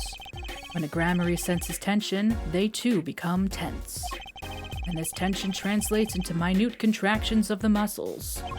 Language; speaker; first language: English; native; English